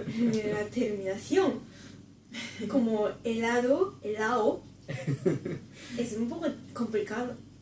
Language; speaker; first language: Spanish; non-native, learner; Japanese